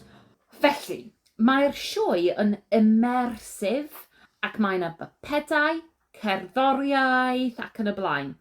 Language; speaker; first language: Welsh; non-native, learner; English